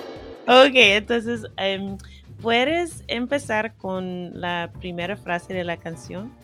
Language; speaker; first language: Spanish; non-native, fluent; English